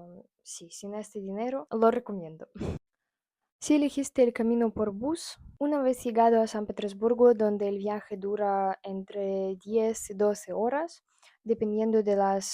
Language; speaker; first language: Spanish; non-native, fluent; Russian